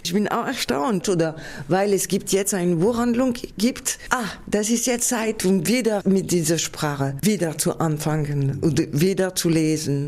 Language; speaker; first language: German; non-native, fluent; French